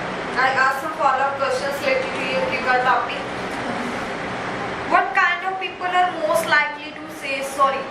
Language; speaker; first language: English; non-native, local second language; Punjabi